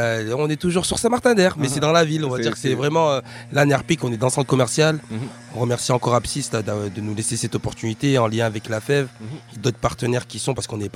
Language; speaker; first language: French; native; French